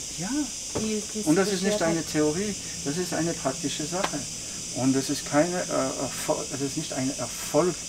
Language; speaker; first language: German; non-native, fluent; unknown